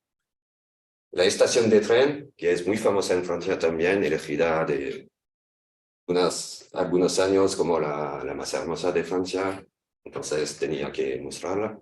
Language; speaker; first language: Spanish; non-native, fluent; French